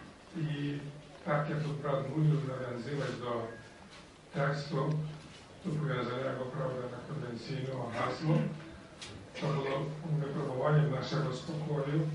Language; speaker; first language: Polish; non-native, learner; Ukrainian